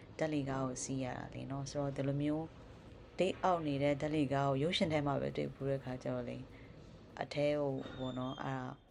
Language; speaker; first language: Burmese; non-native, local second language; Kachin